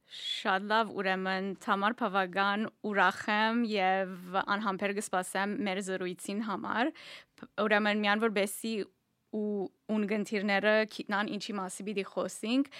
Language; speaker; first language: Armenian; early bilingual, heritage; Armenian